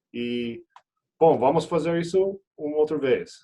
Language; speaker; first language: Portuguese; non-native, fluent; English